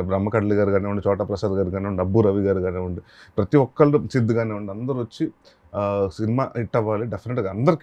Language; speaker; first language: Telugu; native; Telugu